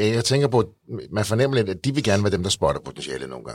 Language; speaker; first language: Danish; native; Danish